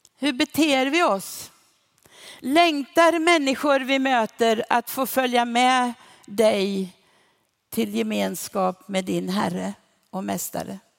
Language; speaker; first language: Swedish; non-native, fluent; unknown